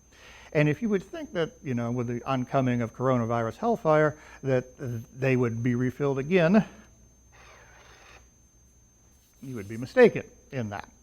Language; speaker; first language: English; native; English